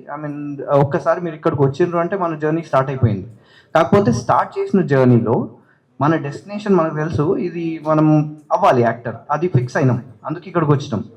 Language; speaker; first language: Telugu; native; Telugu